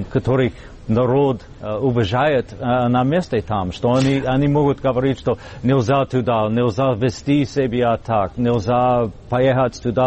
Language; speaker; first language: Russian; non-native, learner; English